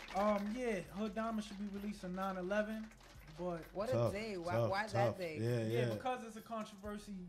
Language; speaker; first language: English; native; English